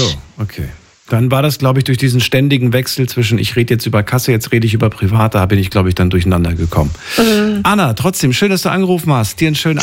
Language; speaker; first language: German; native; German